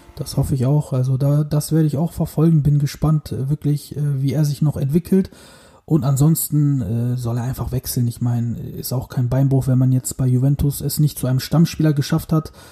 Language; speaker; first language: German; early bilingual, other home language; Turkish